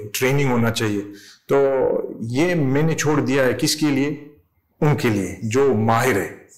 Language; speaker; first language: Urdu; non-native, learner; English